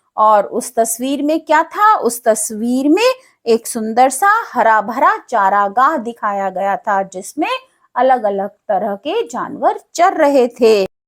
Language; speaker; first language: Hindi; native; Hindi